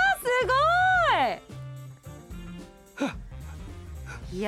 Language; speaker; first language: Japanese; native; Japanese